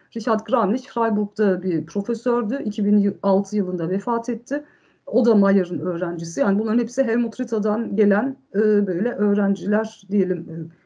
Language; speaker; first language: Turkish; early bilingual, heritage; Turkish